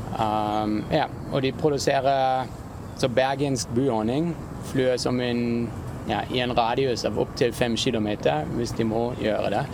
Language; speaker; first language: Norwegian; non-native, fluent; German